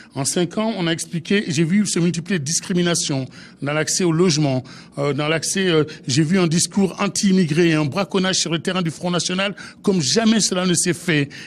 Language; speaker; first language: French; native; French